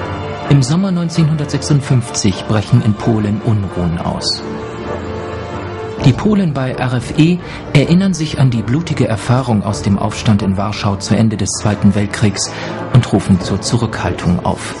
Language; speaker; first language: German; native; German